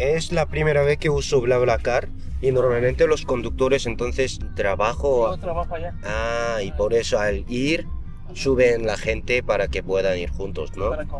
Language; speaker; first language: Spanish; non-native, fluent; Korean